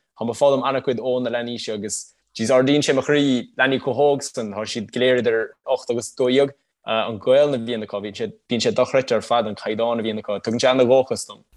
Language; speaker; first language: Irish; native; Irish